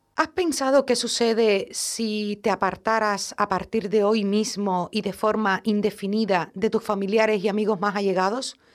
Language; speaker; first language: Spanish; native; Spanish